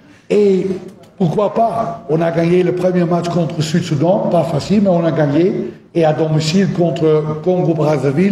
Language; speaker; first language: French; non-native, fluent; Dutch